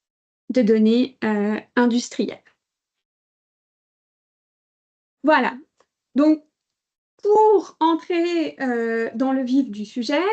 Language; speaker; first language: French; native; French